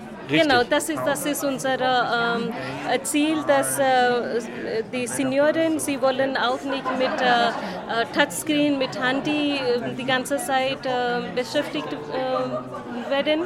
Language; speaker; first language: German; non-native, learner; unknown